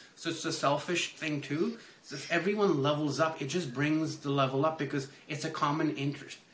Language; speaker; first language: English; early bilingual, other home language; Hindi